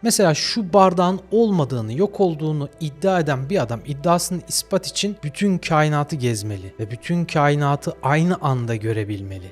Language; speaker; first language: Turkish; native; Turkish